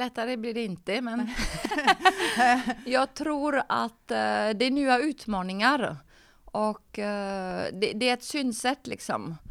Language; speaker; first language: Swedish; non-native, fluent; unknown